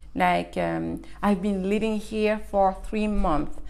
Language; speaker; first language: English; non-native, fluent; French